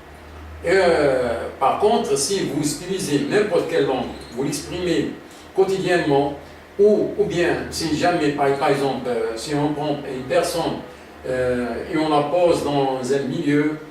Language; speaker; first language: French; non-native, local second language; Arabic